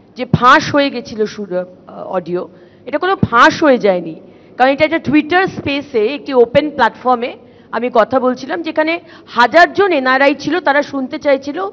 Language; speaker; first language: Bangla; native; Bangla